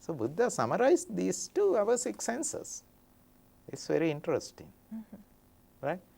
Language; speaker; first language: English; non-native, local second language; Sinhala